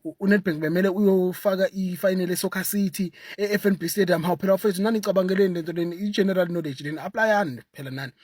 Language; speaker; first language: Zulu; native; Zulu